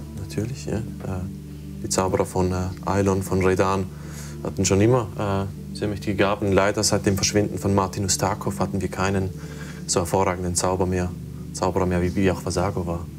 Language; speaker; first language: German; native; German